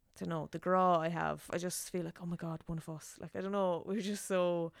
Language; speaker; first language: English; native; English